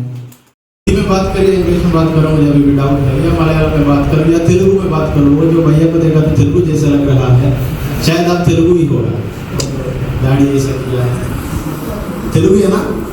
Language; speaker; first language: Hindi; non-native, local second language; Malayalam